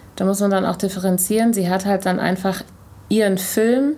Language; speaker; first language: German; native; German